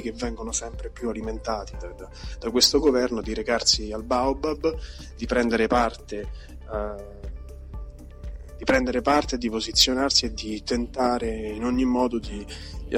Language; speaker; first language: Italian; native; Italian